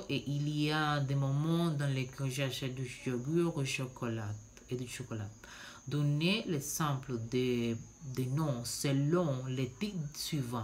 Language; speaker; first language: French; non-native, learner; Spanish